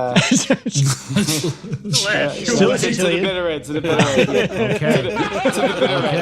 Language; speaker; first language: English; native; English